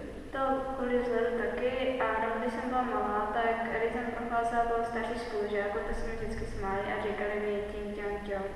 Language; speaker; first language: Czech; early bilingual, other home language; Vietnamese